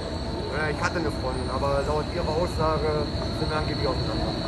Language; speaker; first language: German; native; German